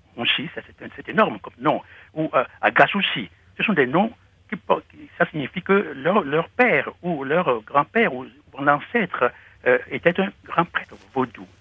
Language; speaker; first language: French; non-native, local second language; Fon